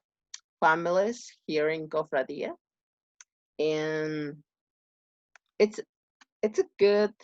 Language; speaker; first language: English; non-native, learner; Spanish